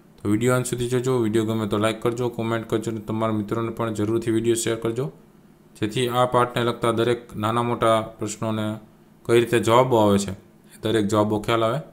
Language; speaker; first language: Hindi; non-native, local second language; Gujarati